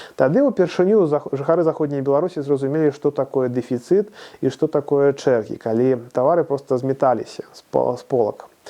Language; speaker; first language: Belarusian; native; Belarusian